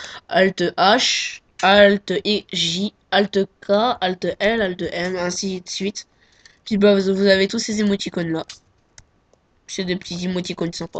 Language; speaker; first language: French; native; French